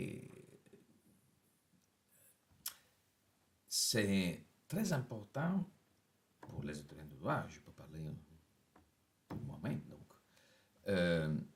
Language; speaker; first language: French; non-native, fluent; Italian